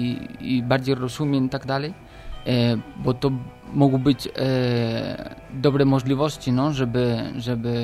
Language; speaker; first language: Polish; non-native, learner; Spanish